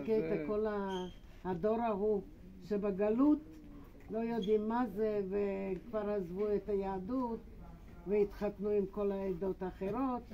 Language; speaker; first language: Hebrew; non-native, fluent; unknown